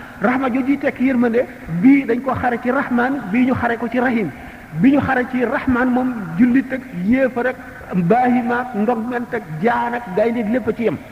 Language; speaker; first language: Wolof; native; Wolof